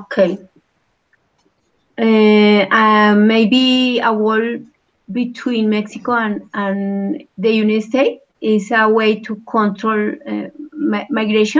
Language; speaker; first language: English; non-native, learner; Spanish